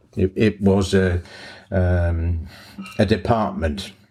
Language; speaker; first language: English; native; English